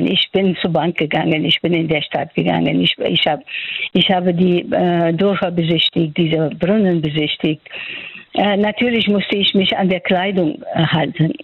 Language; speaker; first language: German; non-native, fluent; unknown